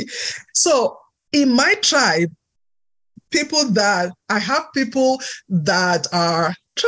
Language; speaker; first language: English; non-native, local second language; Yoruba